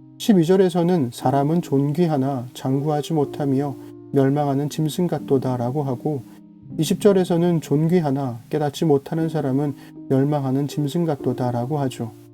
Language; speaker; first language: Korean; native; Korean